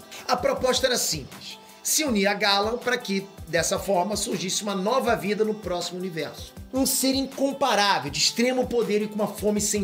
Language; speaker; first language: Portuguese; native; Portuguese